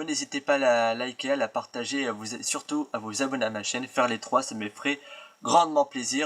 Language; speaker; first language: French; native; French